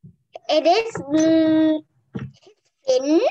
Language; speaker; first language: English; non-native, learner; Vietnamese